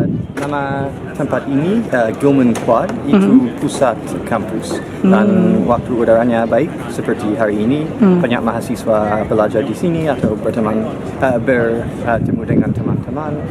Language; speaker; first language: Indonesian; non-native, fluent; English